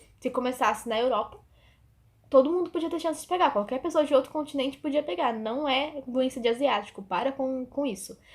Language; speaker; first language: Portuguese; native; Portuguese